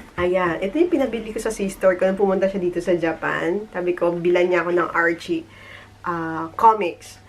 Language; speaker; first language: Filipino; native; Filipino